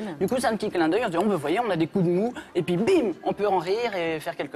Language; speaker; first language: French; native; French